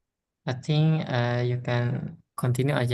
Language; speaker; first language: English; non-native, learner; Indonesian